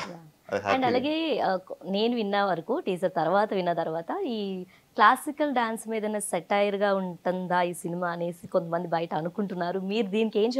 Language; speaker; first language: Telugu; native; Telugu